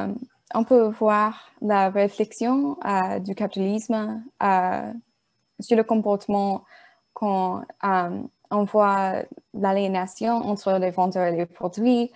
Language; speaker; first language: French; non-native, learner; English